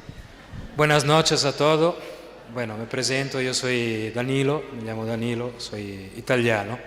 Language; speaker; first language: Spanish; non-native, fluent; Italian